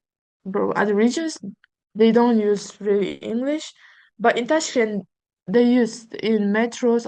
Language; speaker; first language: English; non-native, fluent; Uzbek